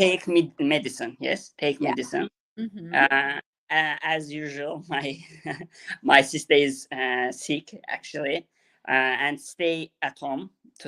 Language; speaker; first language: English; non-native, learner; Azerbaijani